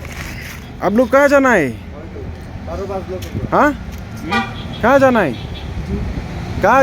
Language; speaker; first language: Hindi; non-native, local second language; Khasi